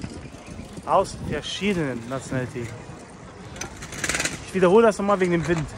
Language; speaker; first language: German; native; German